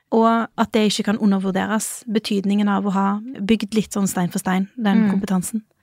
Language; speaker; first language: Norwegian; early bilingual, other home language; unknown